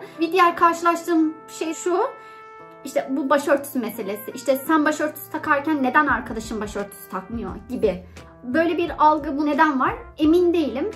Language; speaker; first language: Turkish; native; Turkish